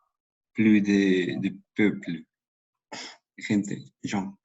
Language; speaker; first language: French; non-native, learner; Spanish